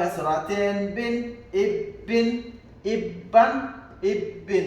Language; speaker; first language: Arabic; non-native, local second language; Somali